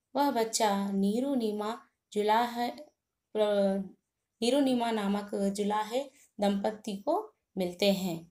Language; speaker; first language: Hindi; non-native, local second language; Telugu